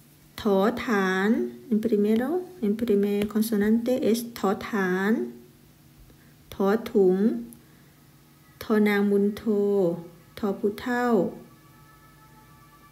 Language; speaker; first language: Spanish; non-native, fluent; Thai